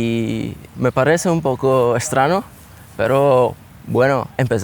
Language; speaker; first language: Spanish; non-native, learner; Italian